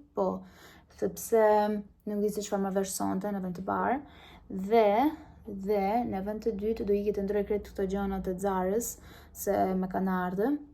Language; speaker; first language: Albanian; early bilingual, heritage; Albanian